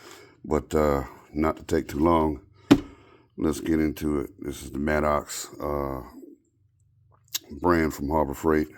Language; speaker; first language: English; native; English